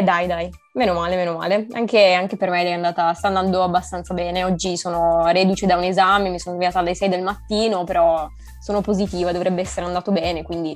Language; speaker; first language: Italian; native; Italian